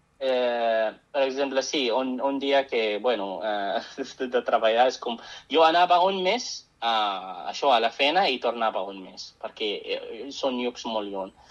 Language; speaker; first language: Catalan; non-native, fluent; Arabic